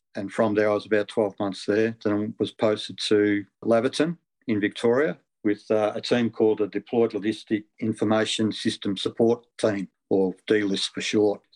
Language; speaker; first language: English; native; English